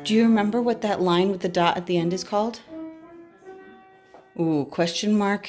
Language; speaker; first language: English; native; English